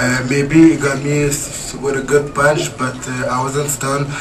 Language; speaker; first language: English; non-native, fluent; French